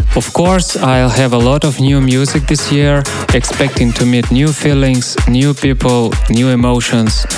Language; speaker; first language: English; non-native, learner; Russian